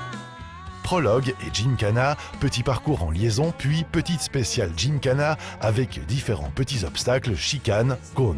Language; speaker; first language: French; native; French